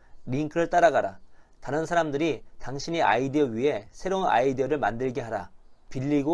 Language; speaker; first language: Korean; native; Korean